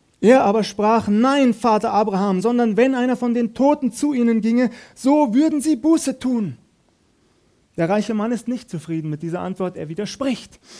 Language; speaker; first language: German; native; German